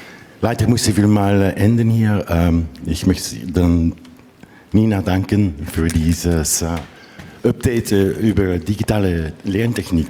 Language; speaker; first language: German; non-native, fluent; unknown